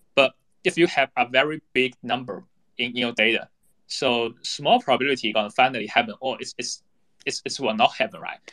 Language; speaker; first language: English; non-native, fluent; Chinese